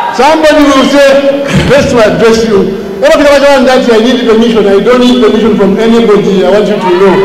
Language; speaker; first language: English; non-native, local second language; Bemba